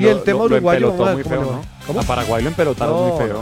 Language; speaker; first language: Spanish; native; Spanish